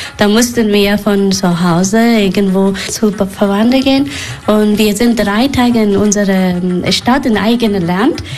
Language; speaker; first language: German; non-native, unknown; Persian